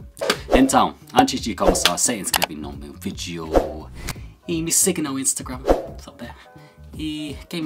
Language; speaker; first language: Portuguese; non-native, learner; English